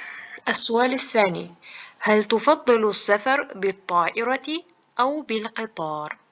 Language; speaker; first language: Arabic; non-native, fluent; Uzbek